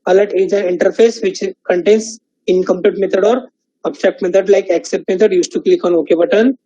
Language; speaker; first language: English; non-native, local second language; Marathi